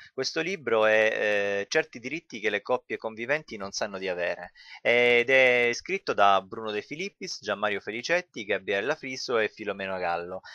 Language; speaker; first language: Italian; native; Italian